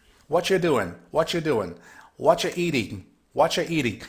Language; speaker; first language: English; non-native, fluent; Turkish